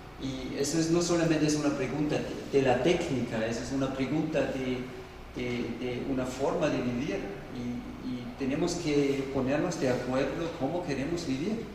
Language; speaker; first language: Spanish; non-native, fluent; German